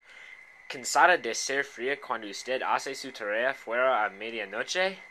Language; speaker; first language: Spanish; non-native, learner; English